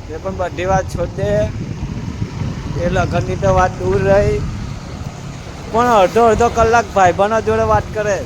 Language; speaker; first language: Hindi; non-native, local second language; Gujarati